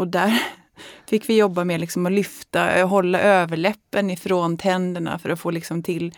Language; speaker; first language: Swedish; native; Swedish